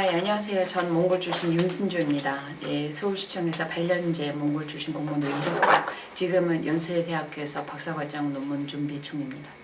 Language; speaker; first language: Korean; non-native, fluent; Mongolian